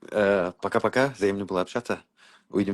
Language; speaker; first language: Russian; non-native, fluent; Uzbek